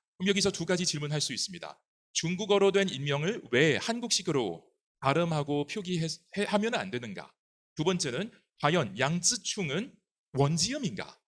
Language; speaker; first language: Korean; non-native, fluent; Chinese